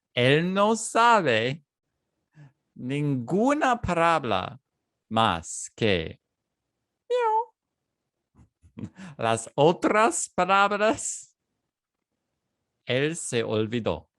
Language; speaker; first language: Spanish; non-native, fluent; English